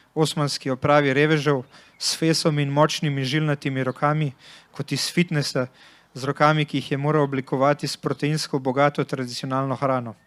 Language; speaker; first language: Slovenian; early bilingual, other home language; Bosnian